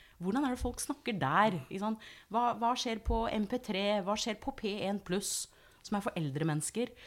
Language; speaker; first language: Norwegian; non-native, fluent; English